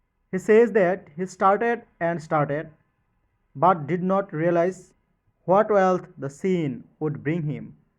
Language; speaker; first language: English; non-native, local second language; Bangla